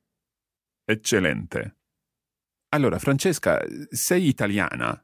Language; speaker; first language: Italian; non-native, fluent; English